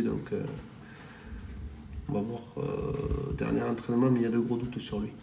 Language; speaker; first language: French; native; French